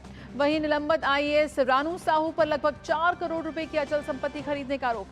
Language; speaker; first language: Hindi; native; Hindi